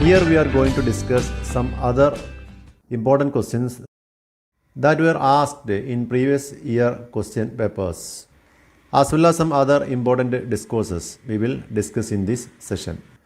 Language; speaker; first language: English; non-native, local second language; Malayalam